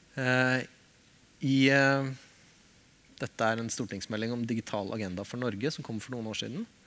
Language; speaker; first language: Norwegian; native; Norwegian